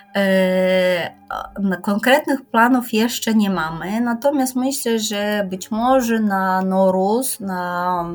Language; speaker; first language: Polish; non-native, fluent; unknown